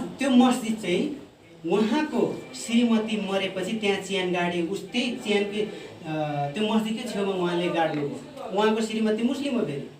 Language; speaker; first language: Nepali; non-native, local second language; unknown